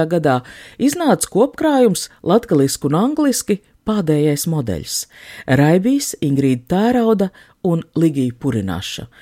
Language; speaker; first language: Latvian; native; Latvian